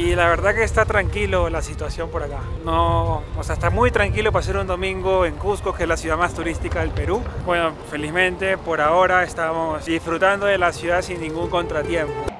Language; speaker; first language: Spanish; native; Spanish